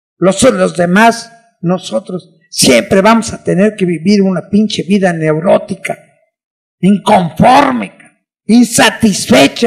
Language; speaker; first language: Spanish; native; Spanish